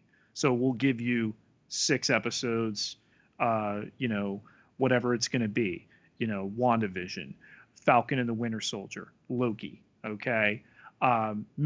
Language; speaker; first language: English; native; English